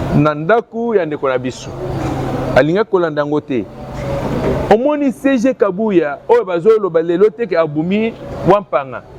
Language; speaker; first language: Lingala; non-native, local second language; Luba-Lulua